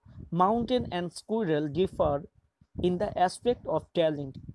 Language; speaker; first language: English; non-native, local second language; Bangla